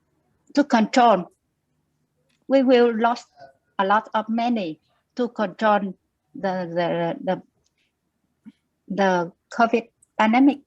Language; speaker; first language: English; non-native, learner; Vietnamese